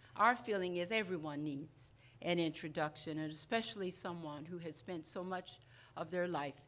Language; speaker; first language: English; non-native, fluent; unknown